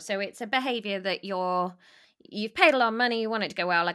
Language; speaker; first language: English; native; English